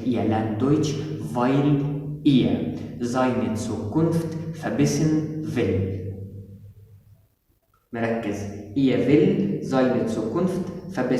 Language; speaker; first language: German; non-native, fluent; Arabic